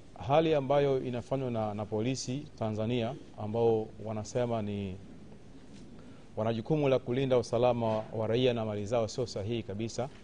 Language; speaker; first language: Swahili; native; Swahili